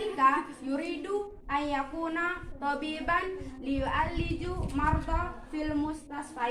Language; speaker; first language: Arabic; non-native, learner; Indonesian